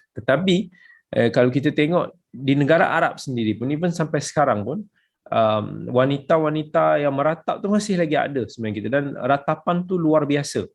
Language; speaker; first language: Malay; native; Malay